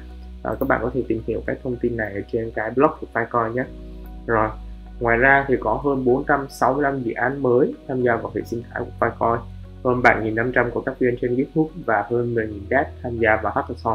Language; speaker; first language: Vietnamese; native; Vietnamese